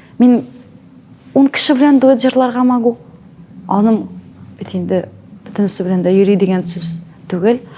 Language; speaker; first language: Tatar; native; Tatar